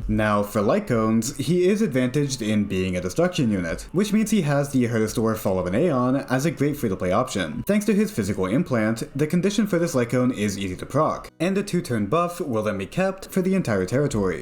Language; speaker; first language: English; native; English